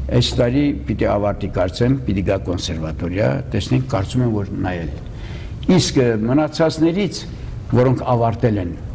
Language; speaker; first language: Armenian; early bilingual, heritage; Armenian